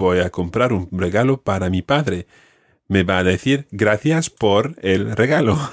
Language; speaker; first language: Spanish; non-native, fluent; English